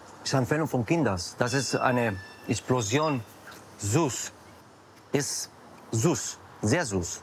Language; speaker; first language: German; non-native, learner; Spanish